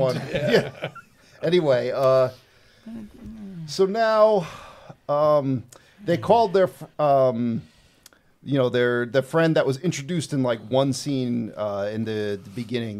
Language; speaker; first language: English; native; English